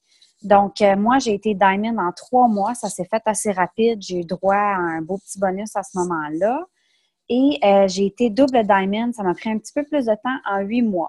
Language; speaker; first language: French; native; French